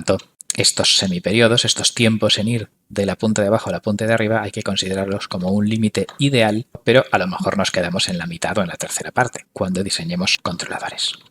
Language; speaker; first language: Spanish; native; Spanish